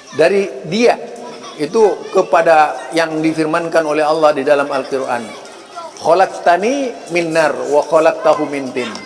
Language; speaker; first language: Indonesian; non-native, local second language; Madurese